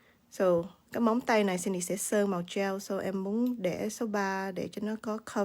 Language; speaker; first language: Vietnamese; early bilingual, heritage; Vietnamese